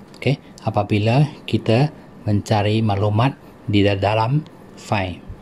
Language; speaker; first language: Malay; non-native, local second language; Chinese